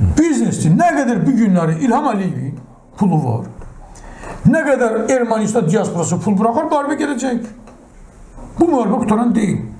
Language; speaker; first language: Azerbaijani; non-native, local second language; Talysh